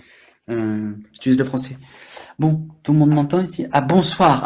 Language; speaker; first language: French; native; French